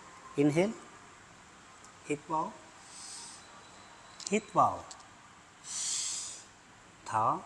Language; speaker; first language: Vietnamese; non-native, learner; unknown